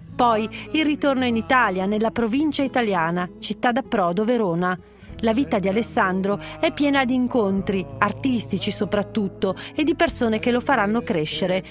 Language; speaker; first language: Italian; native; Italian